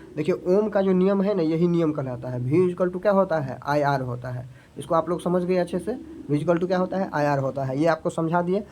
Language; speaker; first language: Hindi; native; Hindi